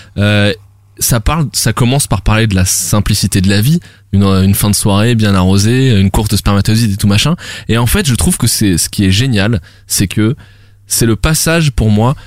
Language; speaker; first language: French; native; French